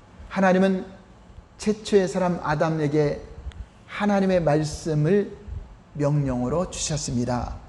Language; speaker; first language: Korean; native; Korean